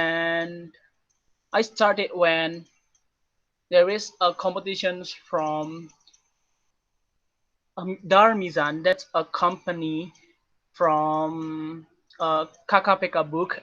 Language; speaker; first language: English; non-native, learner; Indonesian